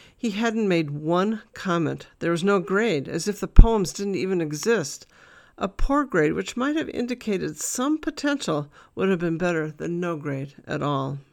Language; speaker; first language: English; native; English